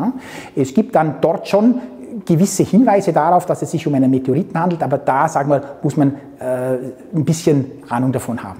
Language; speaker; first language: German; native; German